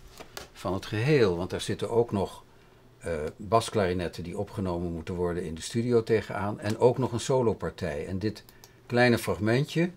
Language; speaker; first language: Dutch; native; Dutch